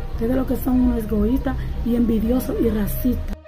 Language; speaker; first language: Spanish; native; Spanish